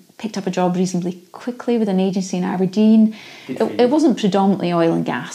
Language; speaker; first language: English; native; English